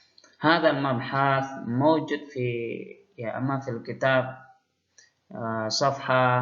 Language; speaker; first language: Arabic; non-native, fluent; Indonesian